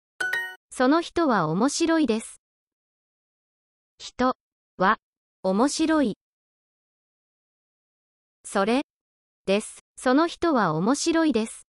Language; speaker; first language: Japanese; non-native, learner; English